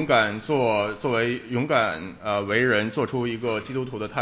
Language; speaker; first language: Chinese; non-native, local second language; Cantonese